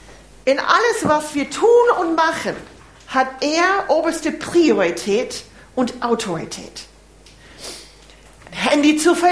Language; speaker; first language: German; non-native, fluent; English